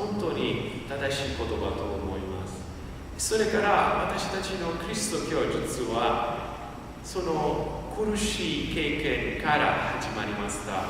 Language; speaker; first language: Japanese; non-native, fluent; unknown